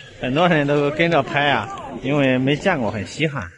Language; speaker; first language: Chinese; native; Chinese